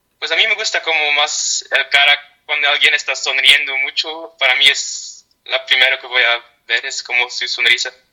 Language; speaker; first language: Spanish; non-native, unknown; Dutch